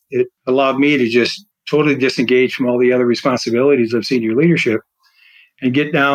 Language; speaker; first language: English; native; English